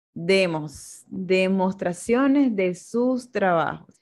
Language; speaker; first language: Spanish; native; Spanish